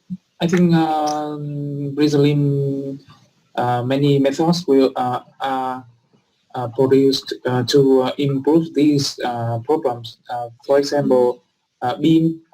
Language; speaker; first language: English; non-native, learner; Vietnamese